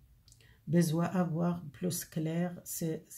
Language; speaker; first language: French; non-native, learner; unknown